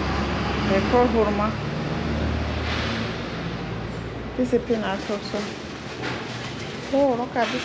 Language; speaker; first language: English; non-native, fluent; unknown